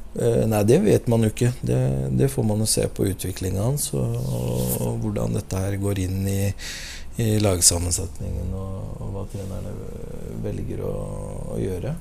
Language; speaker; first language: Norwegian; native; Norwegian